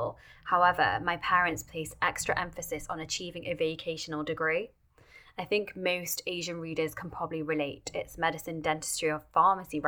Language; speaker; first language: English; native; English